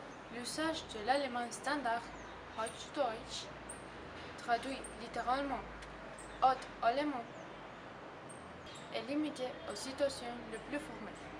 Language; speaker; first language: French; non-native, learner; Spanish